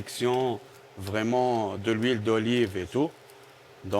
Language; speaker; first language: French; non-native, local second language; Arabic